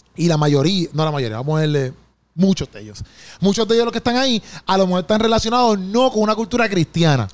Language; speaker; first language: Spanish; native; Spanish